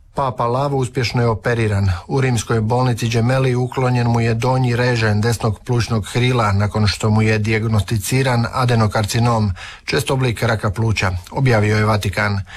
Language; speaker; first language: Croatian; native; Croatian